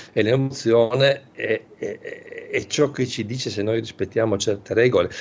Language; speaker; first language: Italian; native; Italian